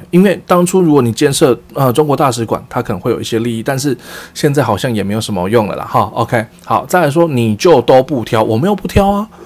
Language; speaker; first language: Chinese; early bilingual, heritage; Chinese